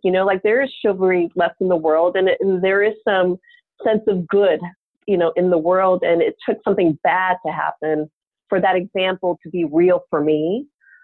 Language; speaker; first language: English; native; English